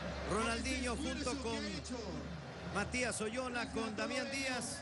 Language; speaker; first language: Spanish; native; Spanish